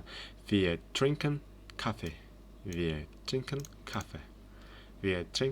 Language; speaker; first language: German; non-native, learner; Uzbek